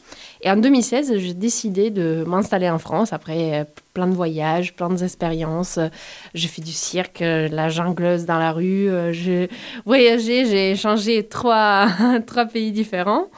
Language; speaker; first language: French; non-native, fluent; Italian